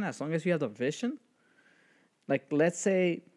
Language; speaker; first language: English; early bilingual, other home language; Spanish